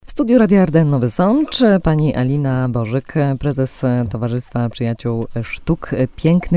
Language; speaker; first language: Polish; native; Polish